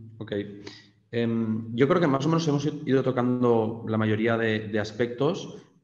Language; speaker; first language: Spanish; native; Spanish